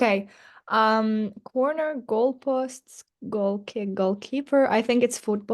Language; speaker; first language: English; non-native, learner; Russian